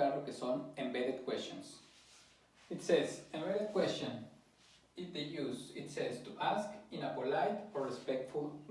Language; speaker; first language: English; non-native, fluent; Spanish